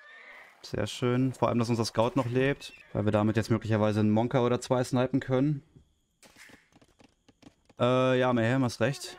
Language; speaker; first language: German; native; German